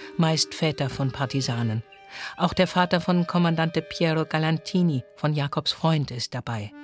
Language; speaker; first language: German; native; German